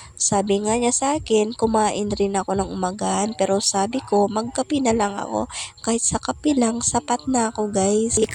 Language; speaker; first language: Filipino; non-native, local second language; Hiligaynon